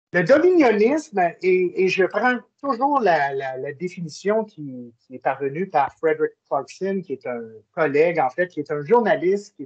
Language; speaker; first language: French; native; French